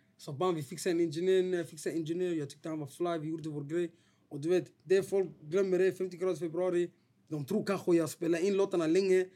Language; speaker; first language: Swedish; native; Swedish